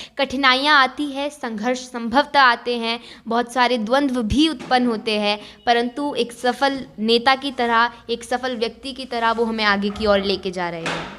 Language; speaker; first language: Hindi; native; Hindi